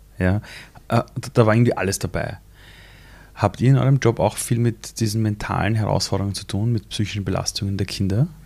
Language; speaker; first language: German; early bilingual, other home language; Persian